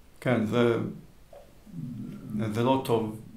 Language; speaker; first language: Hebrew; early bilingual, heritage; Hebrew